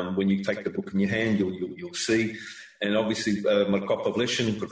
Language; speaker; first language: English; early bilingual, other home language; Ukrainian